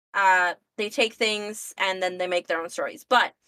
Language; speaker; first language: English; early bilingual, other home language; Spanish